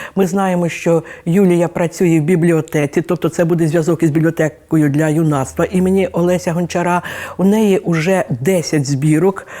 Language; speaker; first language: Ukrainian; native; Ukrainian